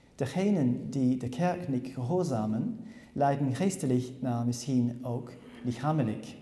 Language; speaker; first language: Dutch; non-native, learner; English